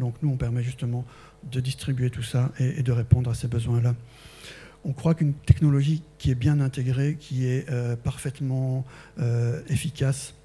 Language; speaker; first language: French; native; French